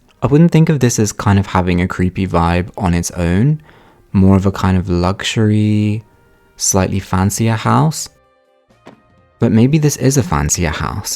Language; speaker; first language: English; native; English